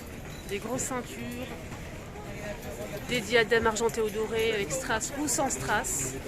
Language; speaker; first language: French; native; French